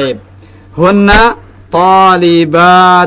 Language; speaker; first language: Arabic; non-native, fluent; Indonesian